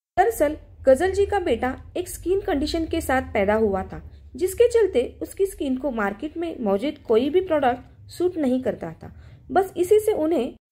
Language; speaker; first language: Hindi; non-native, local second language; Marathi